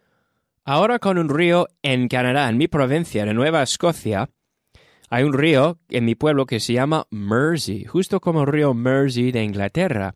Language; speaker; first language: Spanish; non-native, fluent; English